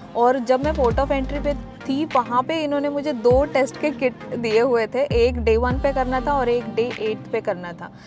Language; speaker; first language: Hindi; native; Hindi